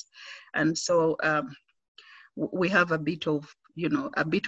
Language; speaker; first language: English; non-native, local second language; Ganda